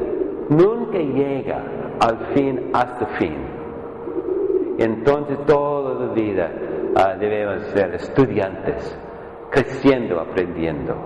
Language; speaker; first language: Spanish; non-native, fluent; English